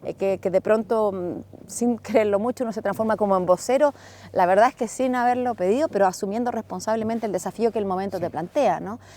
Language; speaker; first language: Spanish; native; Spanish